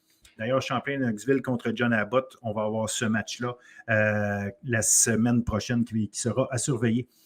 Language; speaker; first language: French; native; French